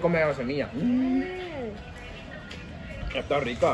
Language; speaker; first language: Spanish; native; Spanish